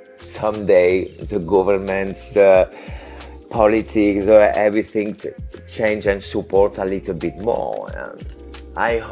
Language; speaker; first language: English; non-native, learner; French